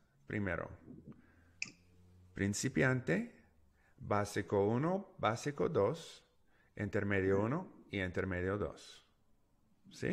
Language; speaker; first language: Spanish; non-native, learner; English